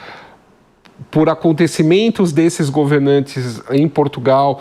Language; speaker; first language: Portuguese; native; Portuguese